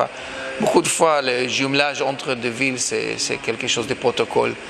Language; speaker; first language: French; non-native, fluent; Hebrew